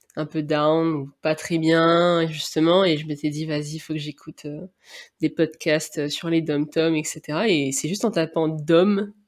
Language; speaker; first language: French; native; French